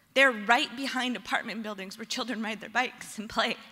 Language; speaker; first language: English; native; English